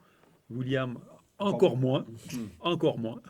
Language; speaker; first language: French; native; French